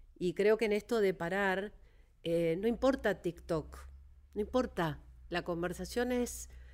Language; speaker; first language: Spanish; native; Spanish